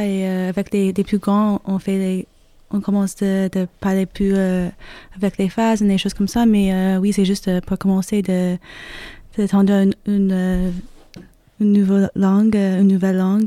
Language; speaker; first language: French; non-native, learner; English